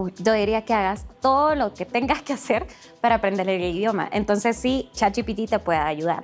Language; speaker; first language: Spanish; early bilingual, other home language; Portuguese